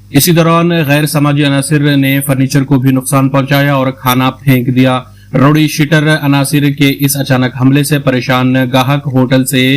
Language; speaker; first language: Hindi; non-native, local second language; Urdu